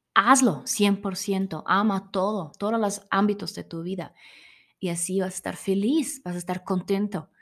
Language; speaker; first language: Spanish; non-native, fluent; German